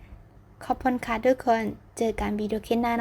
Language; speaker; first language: Thai; non-native, fluent; Burmese